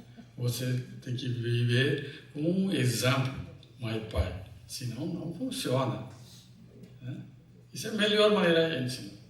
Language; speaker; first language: Portuguese; non-native, fluent; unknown